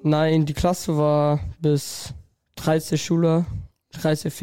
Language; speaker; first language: German; non-native, learner; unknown